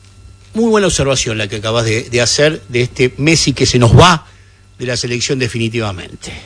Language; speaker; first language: Spanish; native; Spanish